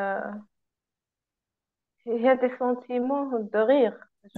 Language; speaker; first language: French; non-native, learner; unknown